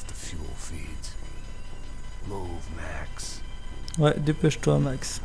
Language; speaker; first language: French; native; French